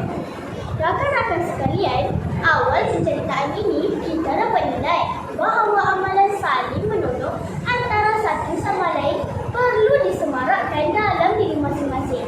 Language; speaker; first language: Malay; native; Malay